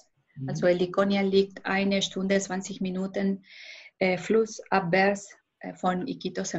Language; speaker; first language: German; non-native, fluent; Spanish